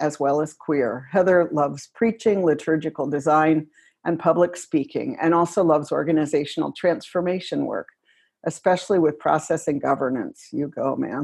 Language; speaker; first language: English; native; English